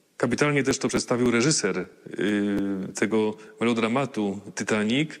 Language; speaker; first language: Polish; native; Polish